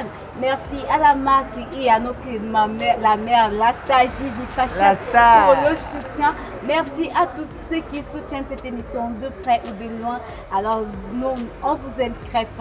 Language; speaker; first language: French; native; French